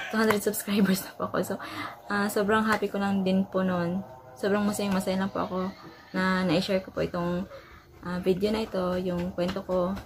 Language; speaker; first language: Filipino; non-native, local second language; Cebuano